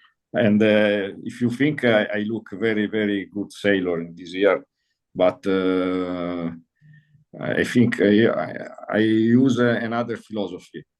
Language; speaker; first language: English; non-native, learner; Italian